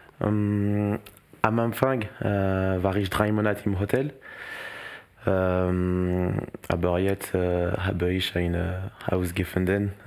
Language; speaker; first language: German; non-native, learner; French